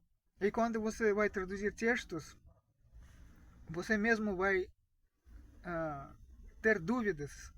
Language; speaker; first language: Portuguese; non-native, fluent; Russian